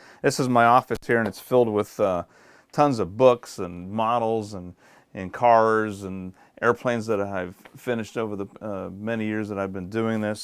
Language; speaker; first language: English; native; English